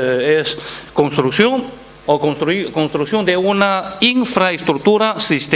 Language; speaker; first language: Spanish; non-native, fluent; Chinese